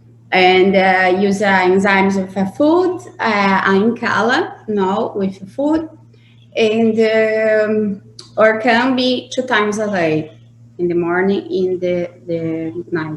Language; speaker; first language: English; non-native, learner; Portuguese